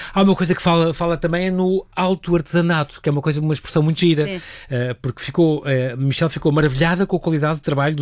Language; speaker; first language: Portuguese; native; Portuguese